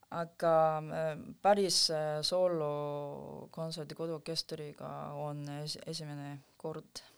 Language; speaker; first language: Estonian; non-native, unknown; Korean